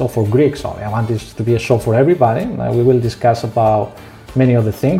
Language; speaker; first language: English; non-native, fluent; Spanish